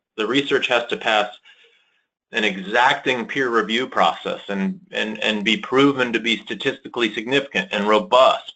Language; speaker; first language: English; native; English